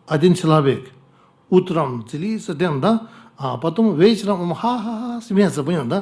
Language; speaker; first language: Russian; non-native, learner; Tibetan